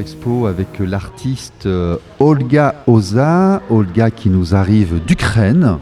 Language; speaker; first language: French; native; French